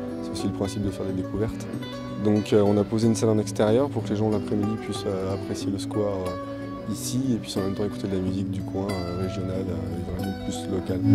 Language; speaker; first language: French; native; French